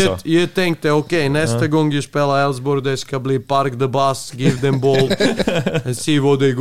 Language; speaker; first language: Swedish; non-native, fluent; Serbian